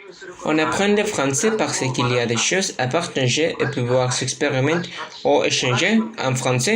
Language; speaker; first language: French; non-native, learner; Japanese